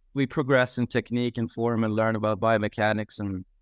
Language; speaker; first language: English; non-native, fluent; Swedish